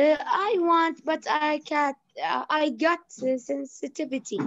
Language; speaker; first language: English; non-native, learner; Arabic